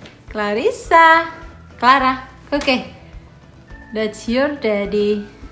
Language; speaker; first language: English; non-native, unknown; Indonesian